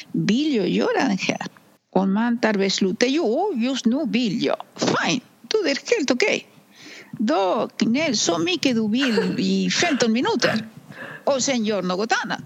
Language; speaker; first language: Swedish; non-native, fluent; Spanish